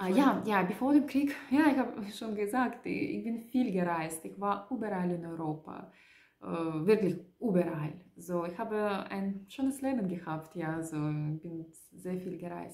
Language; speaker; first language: German; non-native, learner; Russian